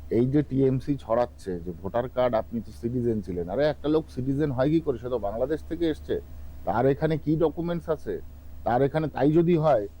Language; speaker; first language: Bangla; native; Bangla